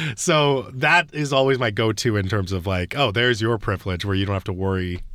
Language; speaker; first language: English; early bilingual, other home language; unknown